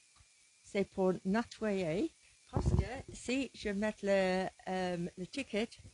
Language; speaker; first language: French; non-native, learner; English